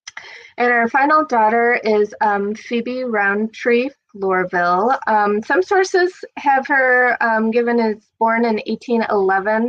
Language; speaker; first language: English; native; English